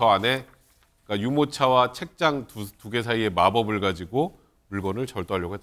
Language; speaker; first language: Korean; native; Korean